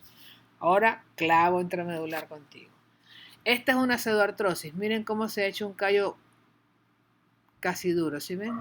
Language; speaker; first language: Spanish; native; Spanish